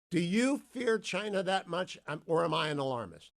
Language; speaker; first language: English; native; English